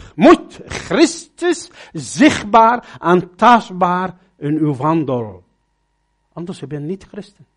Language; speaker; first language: Dutch; non-native, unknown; Arabic